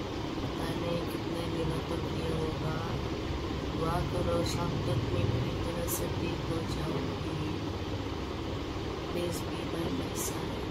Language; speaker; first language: Hindi; non-native, local second language; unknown